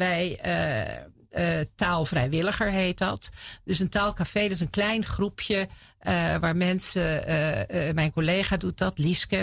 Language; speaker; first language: Dutch; native; Dutch